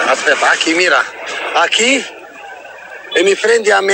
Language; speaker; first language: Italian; non-native, learner; Albanian